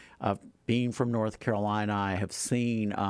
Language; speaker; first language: English; native; English